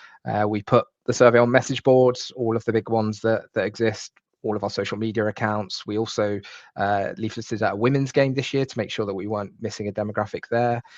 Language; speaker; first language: English; native; English